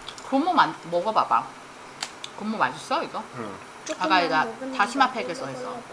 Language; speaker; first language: Korean; non-native, fluent; Chinese